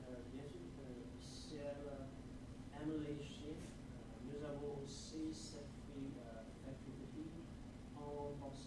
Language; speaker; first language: French; non-native, learner; English